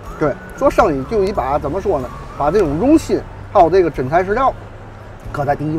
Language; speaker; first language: Chinese; native; Chinese